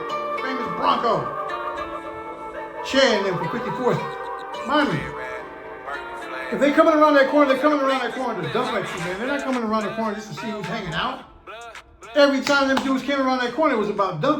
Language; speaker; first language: English; native; English